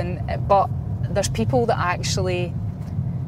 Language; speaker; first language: English; native; English